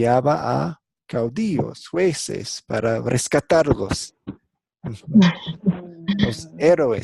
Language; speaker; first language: Spanish; non-native, fluent; English